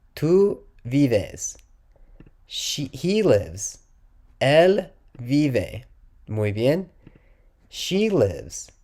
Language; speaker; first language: Spanish; non-native, learner; English